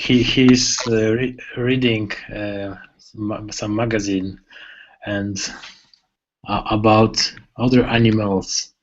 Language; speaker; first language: English; non-native, learner; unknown